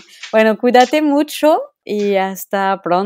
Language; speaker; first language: Spanish; non-native, local second language; French